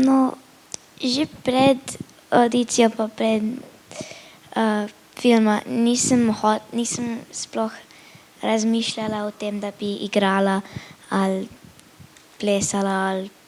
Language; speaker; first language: Slovenian; early bilingual, heritage; Slovenian